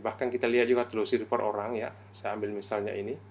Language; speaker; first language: Indonesian; native; Indonesian